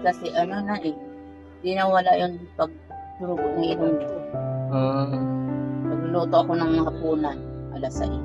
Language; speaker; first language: Filipino; non-native, local second language; Bikol